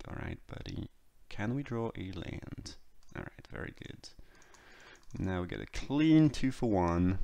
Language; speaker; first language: English; non-native, fluent; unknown